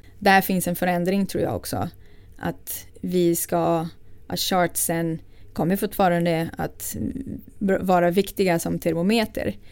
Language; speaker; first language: Swedish; non-native, fluent; Portuguese